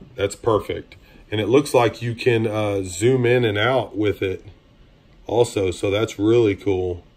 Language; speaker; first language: English; native; English